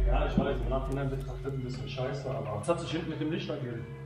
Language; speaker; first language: German; native; German